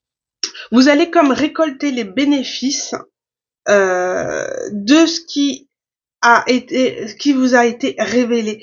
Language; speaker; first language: French; native; French